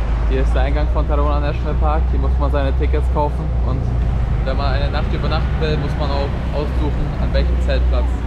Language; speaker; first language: German; native; German